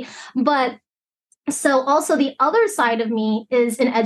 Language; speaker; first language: English; early bilingual, other home language; Cantonese